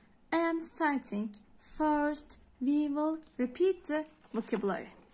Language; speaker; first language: English; non-native, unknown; Turkish